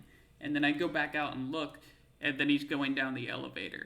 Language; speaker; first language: English; native; English